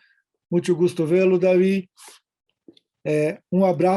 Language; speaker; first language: Spanish; non-native, learner; Portuguese